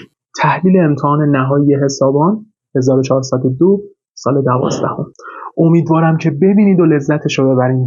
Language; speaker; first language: Persian; native; Persian